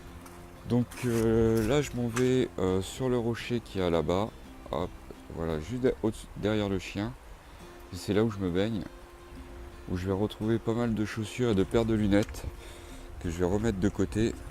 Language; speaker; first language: French; native; French